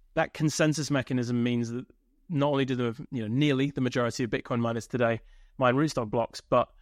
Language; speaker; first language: English; native; English